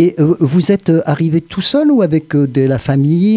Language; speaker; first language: French; native; French